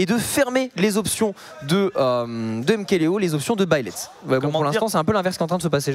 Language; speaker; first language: French; native; French